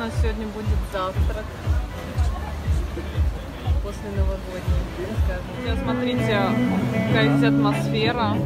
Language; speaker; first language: Russian; native; Russian